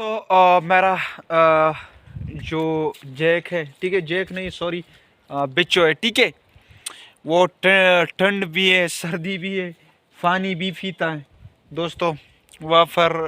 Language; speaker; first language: Hindi; non-native, local second language; Pashto